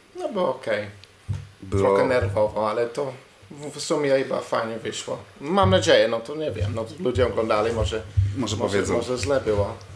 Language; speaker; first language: Polish; non-native, learner; English